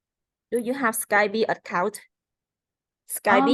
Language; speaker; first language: English; non-native, fluent; Vietnamese